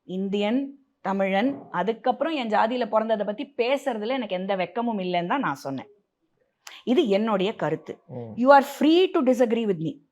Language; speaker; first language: Tamil; native; Tamil